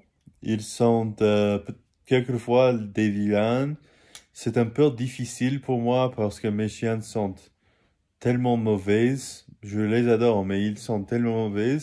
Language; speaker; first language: French; non-native, learner; English